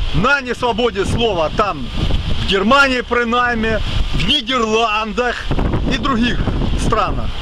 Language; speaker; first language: Russian; non-native, local second language; Ukrainian